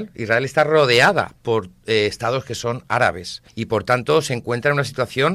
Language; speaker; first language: Spanish; native; Spanish